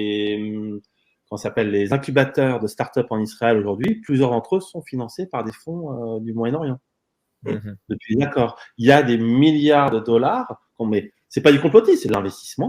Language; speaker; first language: French; native; French